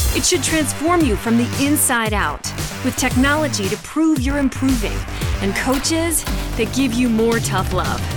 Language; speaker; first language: English; native; English